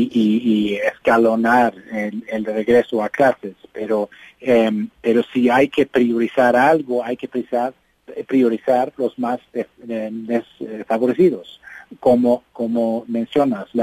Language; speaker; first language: Spanish; non-native, fluent; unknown